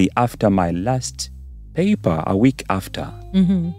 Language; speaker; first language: English; non-native, local second language; Ganda